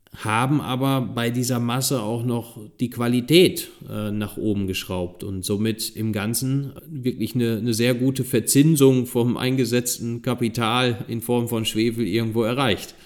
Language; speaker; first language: German; native; German